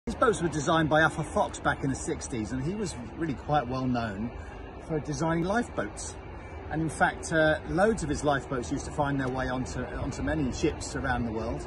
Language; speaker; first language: English; native; English